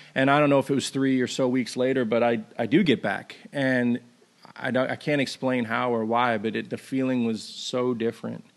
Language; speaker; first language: English; native; English